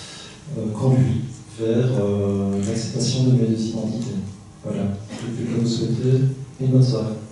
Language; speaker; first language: French; early bilingual, other home language; Korean